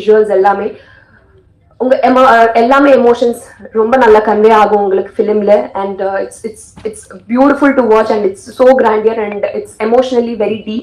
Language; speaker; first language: Tamil; non-native, fluent; Telugu